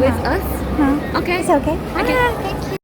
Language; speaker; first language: English; non-native, learner; Japanese